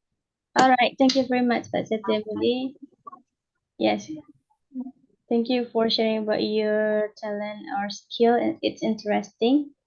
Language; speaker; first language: English; non-native, learner; Indonesian